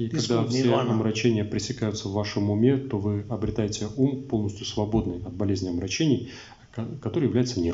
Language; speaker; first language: Russian; native; Russian